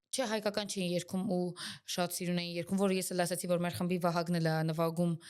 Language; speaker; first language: Armenian; native; Armenian